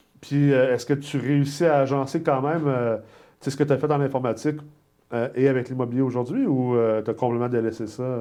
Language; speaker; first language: French; native; French